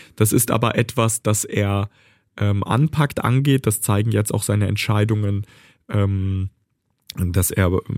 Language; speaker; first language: German; native; German